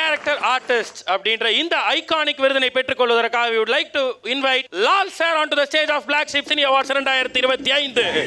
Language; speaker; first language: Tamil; native; Tamil